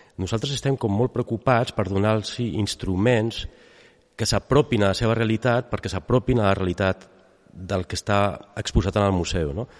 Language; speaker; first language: Catalan; native; Catalan